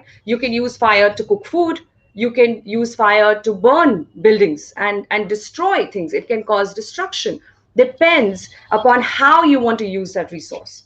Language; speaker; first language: English; non-native, local second language; Hindi